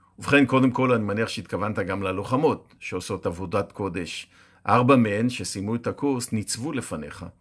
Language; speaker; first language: Hebrew; native; Hebrew